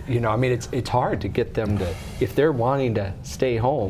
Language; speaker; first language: English; native; English